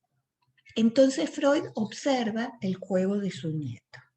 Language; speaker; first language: Spanish; native; Spanish